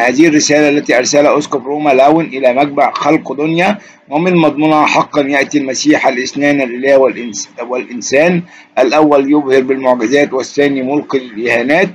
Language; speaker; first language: Arabic; native; Arabic